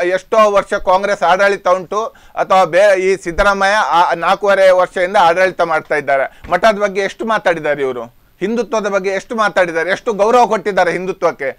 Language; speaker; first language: Kannada; native; Kannada